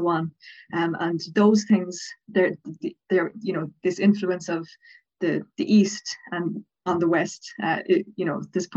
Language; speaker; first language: English; native; English